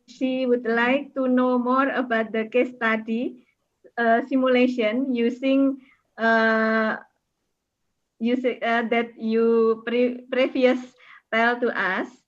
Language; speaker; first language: English; non-native, learner; Indonesian